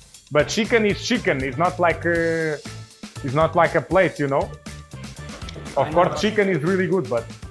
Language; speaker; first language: English; non-native, fluent; Portuguese